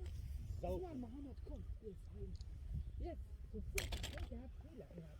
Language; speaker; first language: German; non-native, learner; Arabic